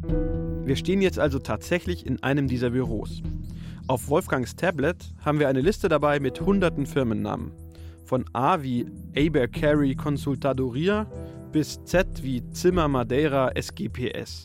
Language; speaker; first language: German; native; German